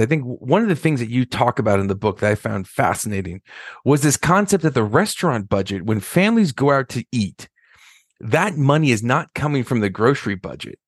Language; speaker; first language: English; native; English